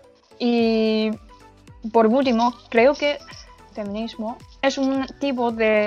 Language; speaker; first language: Spanish; non-native, learner; Chinese